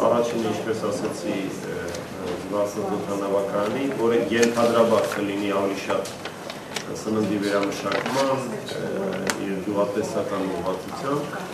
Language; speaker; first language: Armenian; native; Armenian